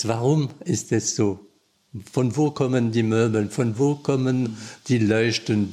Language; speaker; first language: German; non-native, learner; French